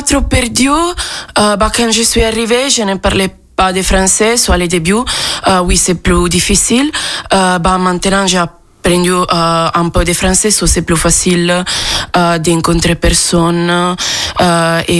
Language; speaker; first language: French; non-native, learner; Italian